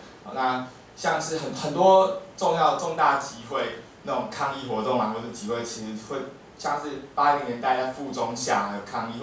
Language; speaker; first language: Chinese; native; Chinese